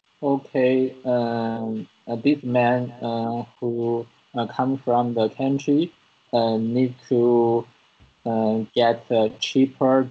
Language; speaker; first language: English; non-native, learner; Chinese